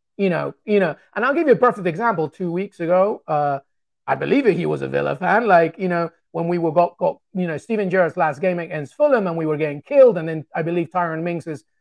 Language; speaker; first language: English; native; English